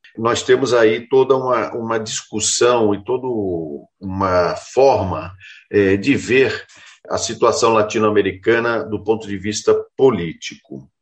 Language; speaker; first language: Portuguese; native; Portuguese